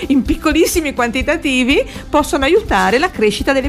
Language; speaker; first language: Italian; native; Italian